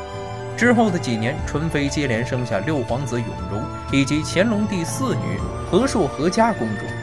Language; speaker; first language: Chinese; native; Chinese